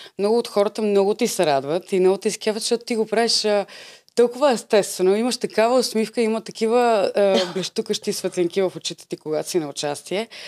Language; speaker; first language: Bulgarian; native; Bulgarian